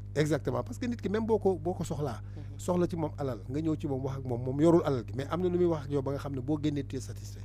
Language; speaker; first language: Wolof; native; Wolof